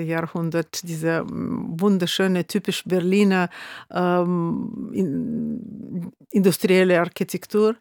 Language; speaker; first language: German; non-native, fluent; Russian